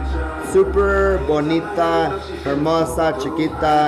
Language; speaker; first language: Spanish; early bilingual, heritage; Spanish